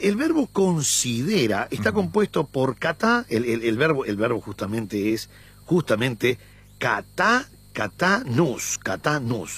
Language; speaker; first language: Spanish; native; Spanish